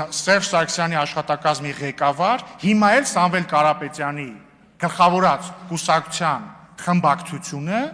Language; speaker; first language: Armenian; native; Armenian